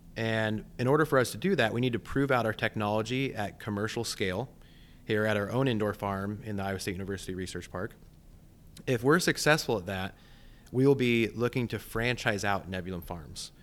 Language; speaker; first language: English; native; English